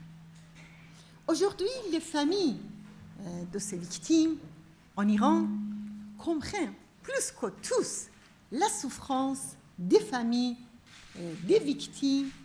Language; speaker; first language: French; non-native, fluent; Persian